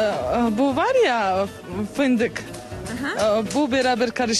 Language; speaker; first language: Turkish; non-native, learner; Georgian